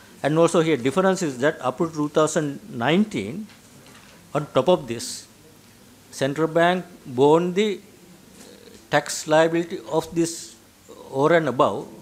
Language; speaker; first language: English; non-native, local second language; Sinhala